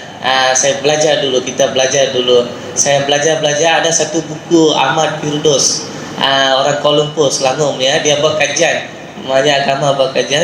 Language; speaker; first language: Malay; non-native, local second language; Tamil